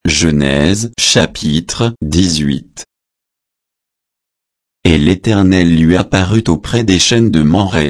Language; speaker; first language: French; native; French